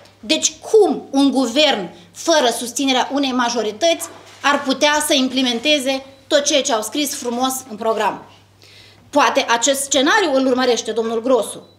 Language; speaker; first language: Romanian; native; Romanian